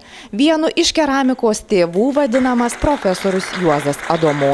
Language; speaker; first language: Lithuanian; native; Lithuanian